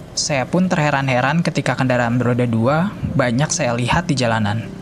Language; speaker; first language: Indonesian; non-native, fluent; Persian